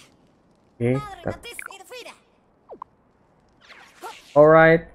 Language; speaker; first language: English; non-native, learner; Indonesian